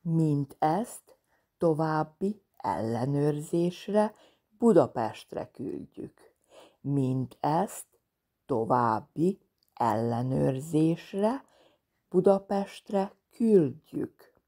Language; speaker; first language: Hungarian; non-native, fluent; Serbian